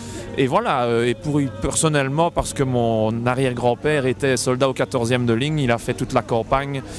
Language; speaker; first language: French; native; French